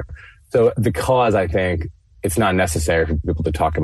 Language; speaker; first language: English; native; English